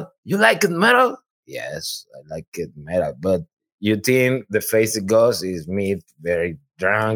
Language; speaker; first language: English; non-native, learner; Spanish